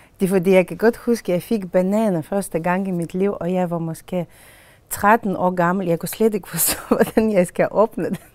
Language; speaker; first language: Danish; non-native, fluent; Lithuanian